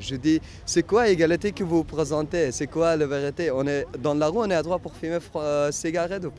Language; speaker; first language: French; non-native, learner; Persian